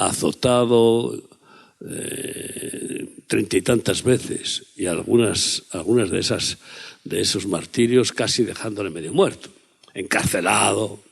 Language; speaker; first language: Spanish; native; Spanish